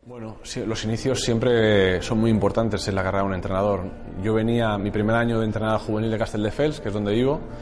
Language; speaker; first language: Spanish; native; Spanish